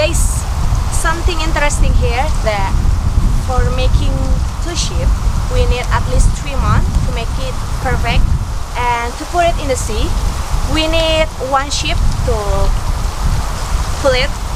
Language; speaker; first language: English; non-native, local second language; Indonesian